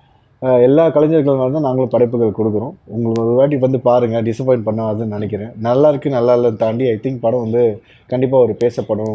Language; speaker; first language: Tamil; native; Tamil